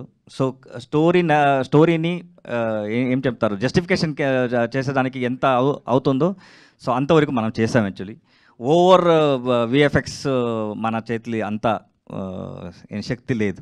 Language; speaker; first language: Telugu; non-native, learner; Kannada